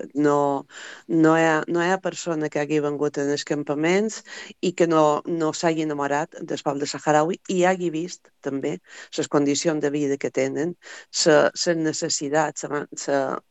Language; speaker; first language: Catalan; native; Catalan